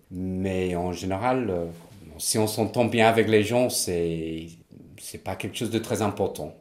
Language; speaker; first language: French; non-native, fluent; English